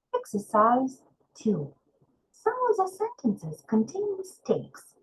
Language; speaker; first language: English; non-native, fluent; Ukrainian